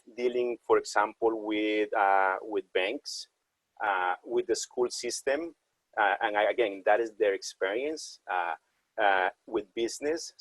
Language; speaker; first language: English; non-native, fluent; Spanish